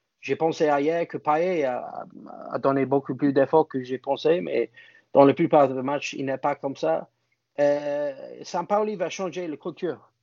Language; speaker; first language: French; non-native, fluent; English